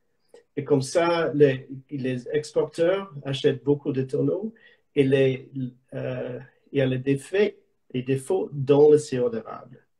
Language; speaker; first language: French; non-native, learner; English